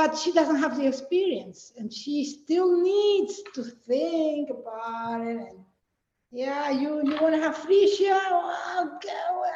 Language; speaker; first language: English; non-native, fluent; Spanish